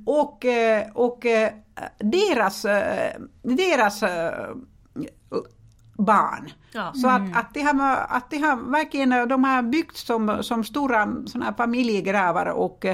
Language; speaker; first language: Swedish; non-native, fluent; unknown